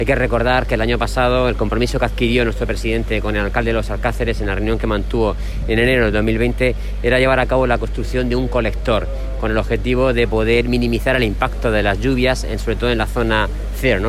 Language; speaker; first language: Spanish; native; Spanish